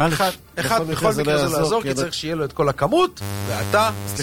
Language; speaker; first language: Hebrew; native; Hebrew